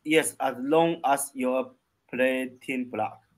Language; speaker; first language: English; non-native, learner; Chinese